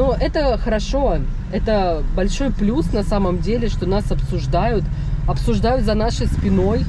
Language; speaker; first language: Russian; native; Russian